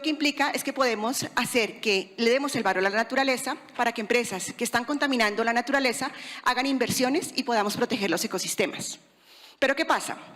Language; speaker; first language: Spanish; native; Spanish